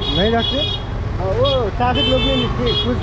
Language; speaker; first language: Hindi; non-native, learner; Nepali